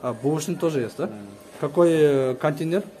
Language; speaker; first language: Russian; non-native, local second language; Kyrgyz